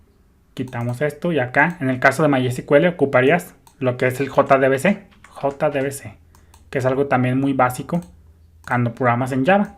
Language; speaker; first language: Spanish; native; Spanish